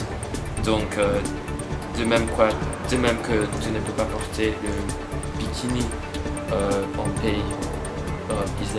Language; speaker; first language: French; non-native, learner; English